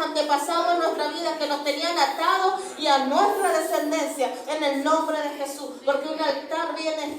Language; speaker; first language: Spanish; native; Spanish